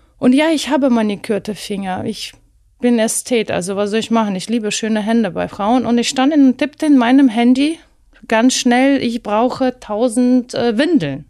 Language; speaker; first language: German; non-native, fluent; Ukrainian